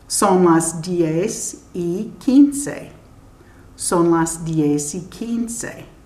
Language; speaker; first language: Spanish; non-native, fluent; English